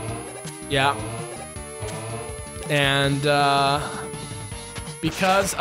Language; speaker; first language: English; native; English